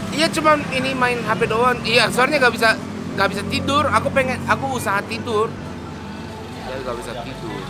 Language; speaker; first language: Indonesian; non-native, fluent; Japanese